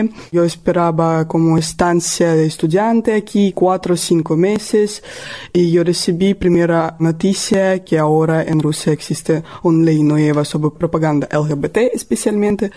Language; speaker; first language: Spanish; non-native, learner; Russian